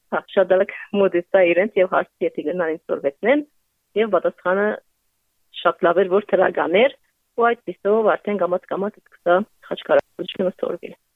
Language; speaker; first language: Armenian; early bilingual, heritage; Armenian